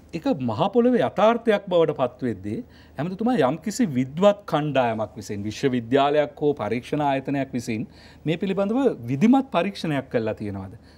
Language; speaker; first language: Sinhala; native; Sinhala